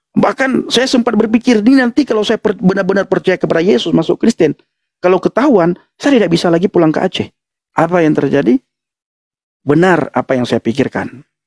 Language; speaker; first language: Indonesian; native; Indonesian